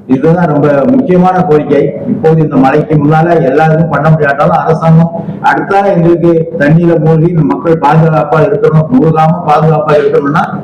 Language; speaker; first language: Tamil; native; Tamil